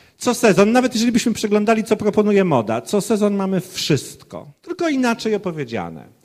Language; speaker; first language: Polish; native; Polish